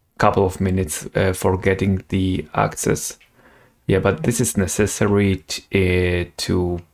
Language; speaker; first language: English; non-native, fluent; Polish